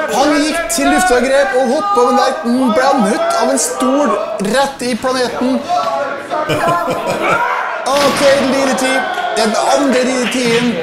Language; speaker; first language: Norwegian; native; Norwegian